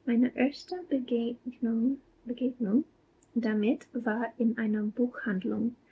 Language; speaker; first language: German; non-native, learner; English